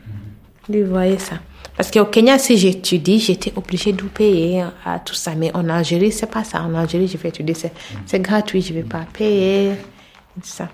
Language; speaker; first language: French; non-native, learner; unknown